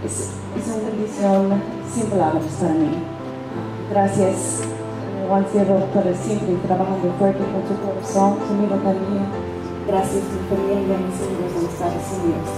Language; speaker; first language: Spanish; non-native, learner; English